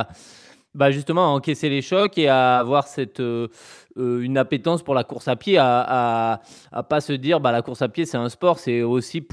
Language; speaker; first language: French; native; French